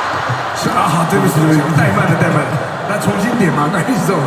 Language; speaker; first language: Chinese; native; Chinese